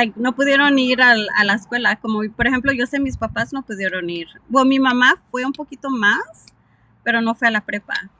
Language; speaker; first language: Spanish; early bilingual, heritage; Spanish